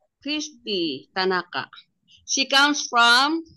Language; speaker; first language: English; non-native, local second language; Filipino